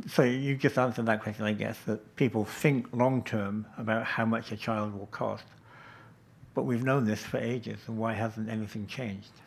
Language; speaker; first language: English; native; English